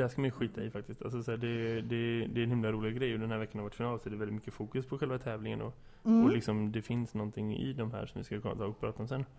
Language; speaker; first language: Swedish; native; Swedish